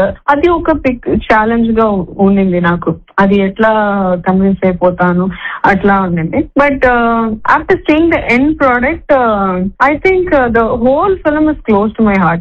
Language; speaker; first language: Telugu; non-native, fluent; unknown